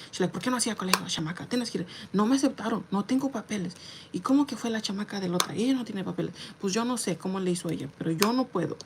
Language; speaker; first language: Spanish; early bilingual, heritage; Spanish